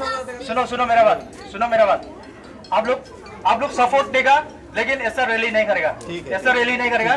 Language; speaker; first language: Hindi; non-native, local second language; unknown